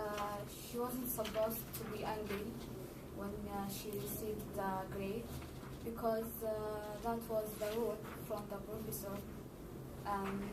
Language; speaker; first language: English; non-native, learner; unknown